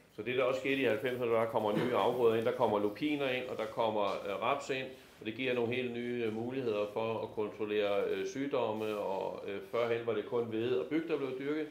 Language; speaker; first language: Danish; native; Danish